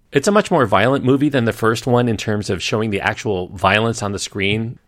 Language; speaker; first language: English; native; English